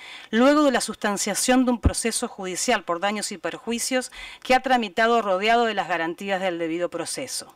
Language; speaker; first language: Spanish; native; Spanish